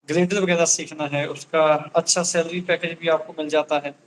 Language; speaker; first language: Hindi; non-native, local second language; Punjabi